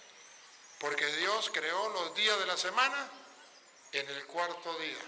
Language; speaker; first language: Spanish; native; Spanish